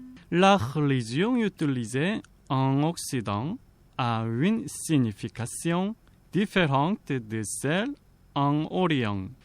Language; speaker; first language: French; non-native, fluent; Korean